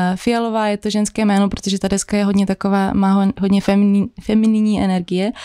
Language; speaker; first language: Czech; native; Czech